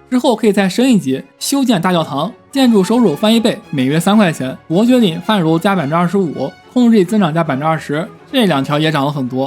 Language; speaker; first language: Chinese; native; Chinese